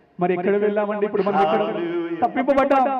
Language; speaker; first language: Telugu; native; Telugu